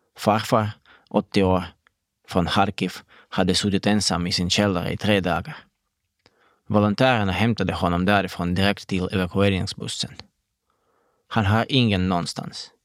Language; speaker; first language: Swedish; non-native, fluent; Russian